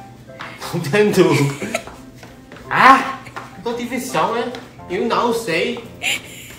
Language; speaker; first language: Portuguese; non-native, learner; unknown